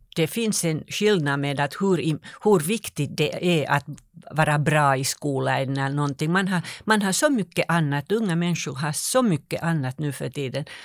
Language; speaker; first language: Swedish; non-native, local second language; Finnish